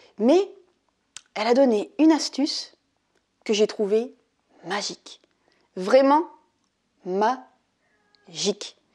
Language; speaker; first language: French; native; French